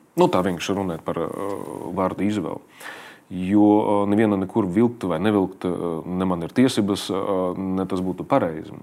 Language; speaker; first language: Latvian; non-native, local second language; Russian